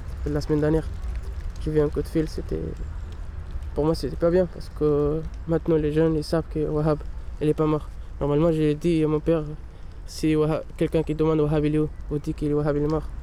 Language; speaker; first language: French; non-native, learner; Pashto